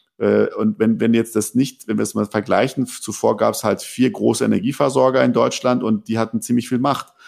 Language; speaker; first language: German; early bilingual, other home language; Persian